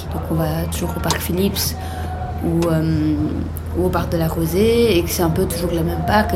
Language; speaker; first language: French; native; French